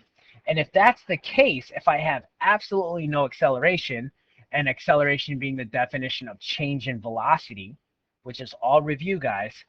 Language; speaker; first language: English; native; English